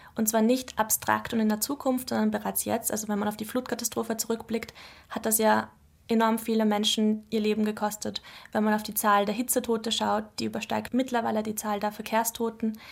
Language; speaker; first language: German; native; German